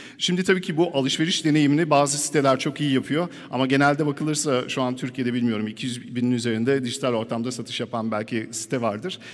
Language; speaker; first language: Turkish; early bilingual, heritage; Turkish